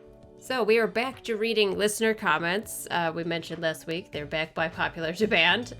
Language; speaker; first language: English; native; English